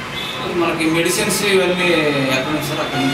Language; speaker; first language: Telugu; native; Telugu